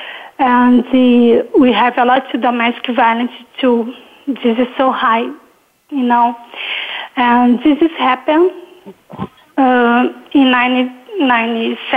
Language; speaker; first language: English; non-native, learner; Portuguese